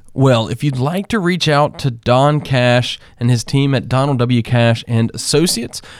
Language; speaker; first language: English; native; English